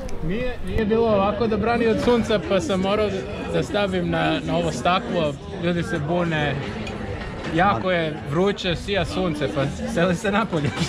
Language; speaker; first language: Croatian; early bilingual, heritage; English